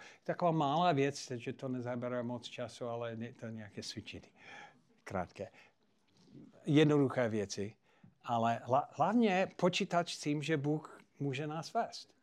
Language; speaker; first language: Czech; non-native, fluent; English